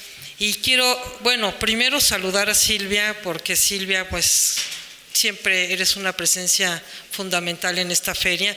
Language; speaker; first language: Spanish; native; Spanish